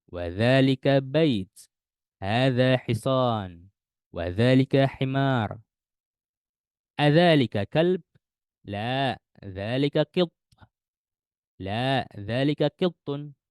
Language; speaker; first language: Arabic; non-native, fluent; Indonesian